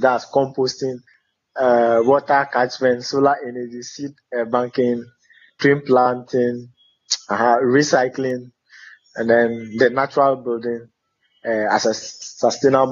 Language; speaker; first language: English; non-native, local second language; Ewe